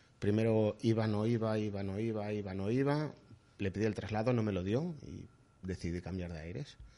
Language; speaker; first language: Spanish; native; Spanish